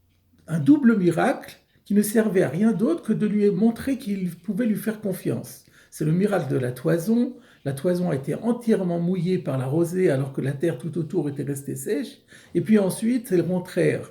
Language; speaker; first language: French; native; French